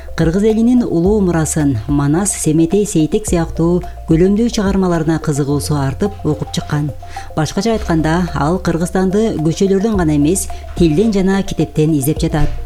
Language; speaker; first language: Kyrgyz; native; Kyrgyz